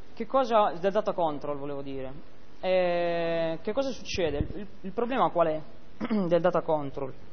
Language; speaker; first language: Italian; native; Italian